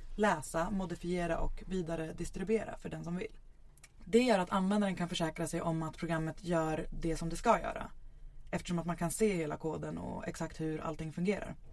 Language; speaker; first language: Swedish; native; Swedish